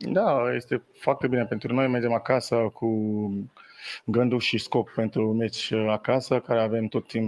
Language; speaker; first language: Romanian; non-native, learner; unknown